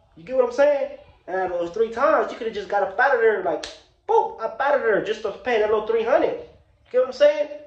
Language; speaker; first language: English; early bilingual, other home language; Spanish